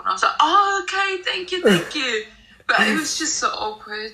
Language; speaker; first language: English; non-native, fluent; Spanish